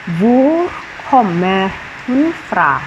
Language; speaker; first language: Norwegian; non-native, fluent; Thai